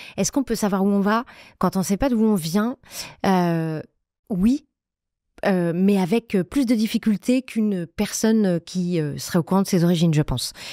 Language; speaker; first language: French; native; French